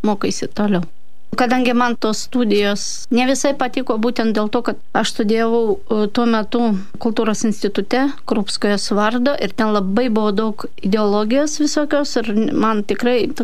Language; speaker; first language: Lithuanian; non-native, fluent; Russian